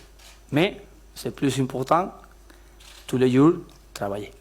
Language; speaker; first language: French; non-native, learner; Spanish